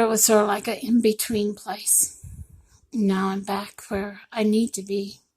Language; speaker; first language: English; native; English